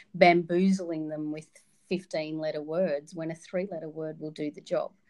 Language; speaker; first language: English; native; English